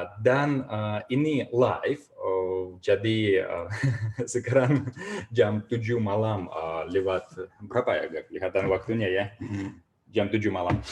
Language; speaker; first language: Indonesian; non-native, fluent; Russian